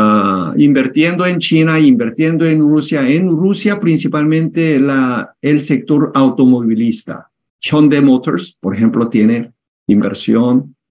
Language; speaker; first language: Spanish; non-native, fluent; Korean